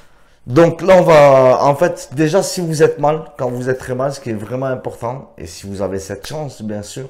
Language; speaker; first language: French; native; French